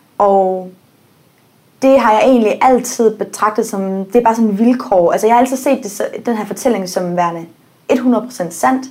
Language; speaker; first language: Danish; early bilingual, heritage; English